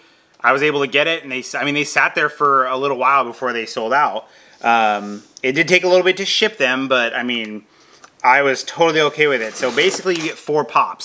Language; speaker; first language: English; native; English